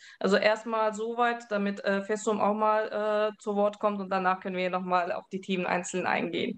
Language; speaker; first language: German; early bilingual, other home language; Turkish